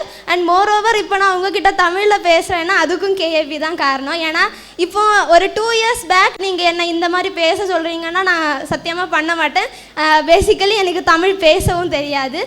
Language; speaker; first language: Tamil; non-native, local second language; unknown